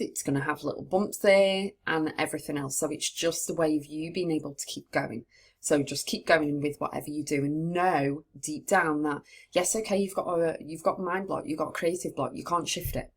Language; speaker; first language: English; native; English